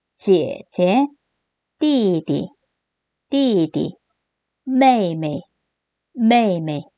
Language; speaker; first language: Chinese; non-native, fluent; Korean